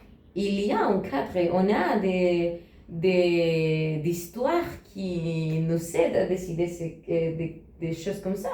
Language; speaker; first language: French; non-native, learner; Spanish